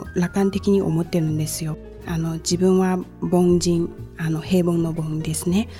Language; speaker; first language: Japanese; non-native, fluent; Chinese